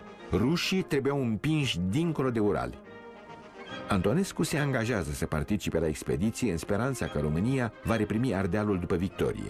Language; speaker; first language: Romanian; native; Romanian